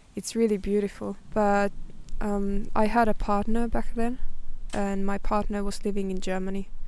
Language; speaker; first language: English; non-native, fluent; Finnish